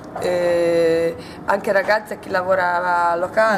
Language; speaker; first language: Italian; non-native, learner; Hungarian